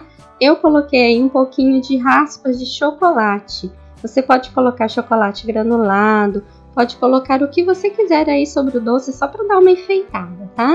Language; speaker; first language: Portuguese; native; Portuguese